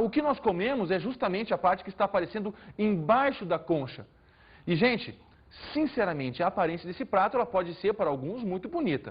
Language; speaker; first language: Portuguese; native; Portuguese